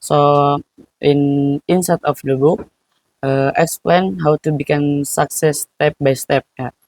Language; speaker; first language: English; non-native, learner; Indonesian